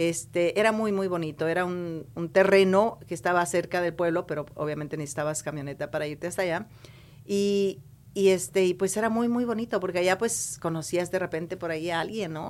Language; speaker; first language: Spanish; native; Spanish